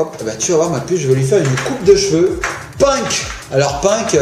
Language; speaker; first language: French; native; French